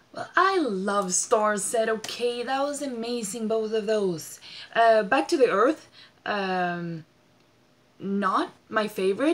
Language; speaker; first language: English; non-native, fluent; Swedish